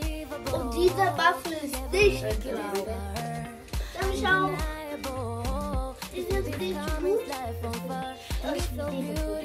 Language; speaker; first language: German; early bilingual, other home language; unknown